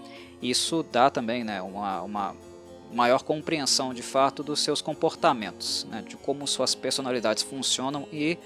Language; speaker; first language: Portuguese; native; Portuguese